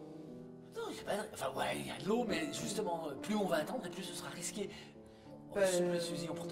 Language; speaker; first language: French; native; French